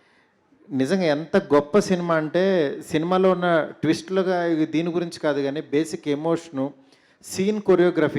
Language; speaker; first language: Telugu; native; Telugu